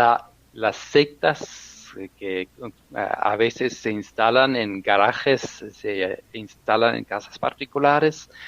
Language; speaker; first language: Spanish; non-native, fluent; German